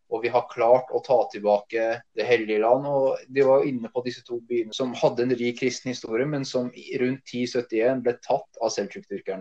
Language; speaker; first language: Norwegian; early bilingual, other home language; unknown